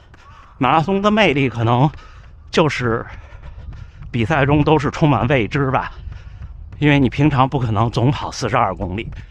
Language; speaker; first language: Chinese; native; Chinese